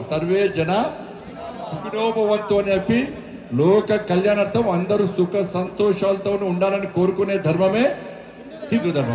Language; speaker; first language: Telugu; native; Telugu